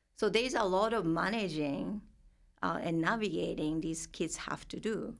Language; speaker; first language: English; non-native, fluent; Japanese